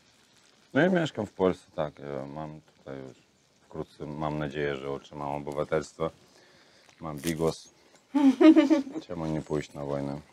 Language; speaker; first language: Polish; non-native, learner; Russian